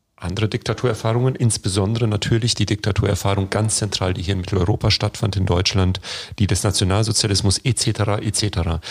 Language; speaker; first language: German; native; German